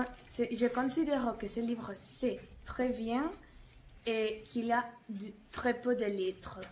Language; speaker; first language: French; non-native, learner; Catalan